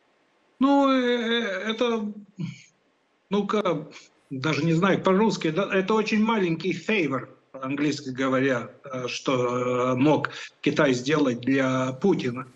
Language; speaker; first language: Russian; non-native, local second language; Latvian